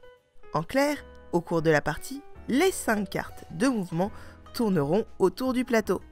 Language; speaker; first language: French; native; French